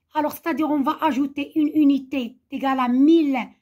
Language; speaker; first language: French; non-native, local second language; Arabic